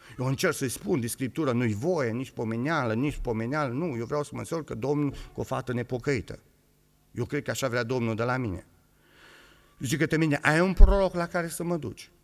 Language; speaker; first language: Romanian; native; Romanian